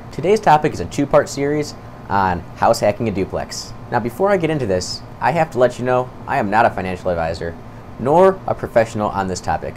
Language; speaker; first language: English; native; English